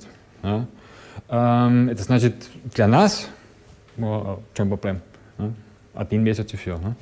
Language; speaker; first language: Russian; non-native, learner; German